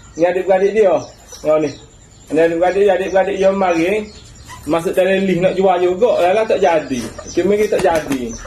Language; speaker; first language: Malay; native; Malay